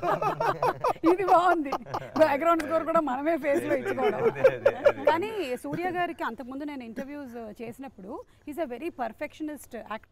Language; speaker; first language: Telugu; native; Telugu